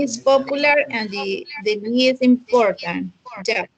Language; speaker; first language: English; non-native, learner; Spanish